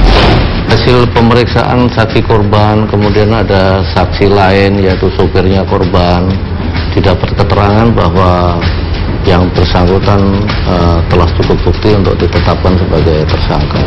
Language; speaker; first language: Indonesian; native; Indonesian